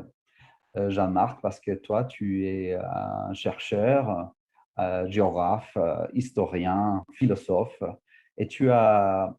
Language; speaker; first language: French; non-native, fluent; Spanish